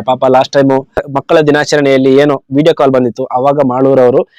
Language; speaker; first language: Kannada; non-native, local second language; Tulu